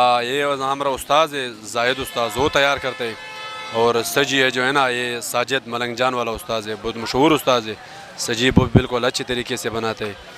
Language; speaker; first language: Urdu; non-native, local second language; Pashto